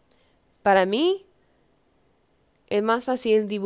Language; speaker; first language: Spanish; early bilingual, heritage; Spanish